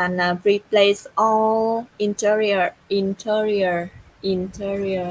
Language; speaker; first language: English; non-native, learner; Vietnamese